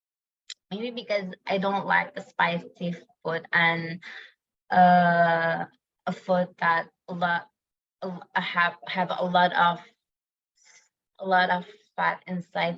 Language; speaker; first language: English; non-native, learner; Indonesian